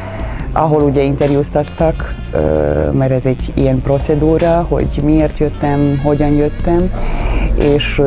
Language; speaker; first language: Hungarian; non-native, fluent; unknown